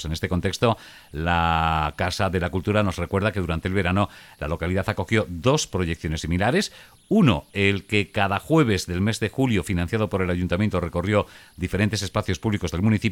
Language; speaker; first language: Spanish; native; Spanish